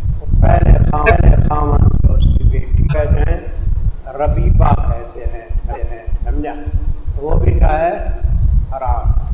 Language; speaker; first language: Urdu; native; Urdu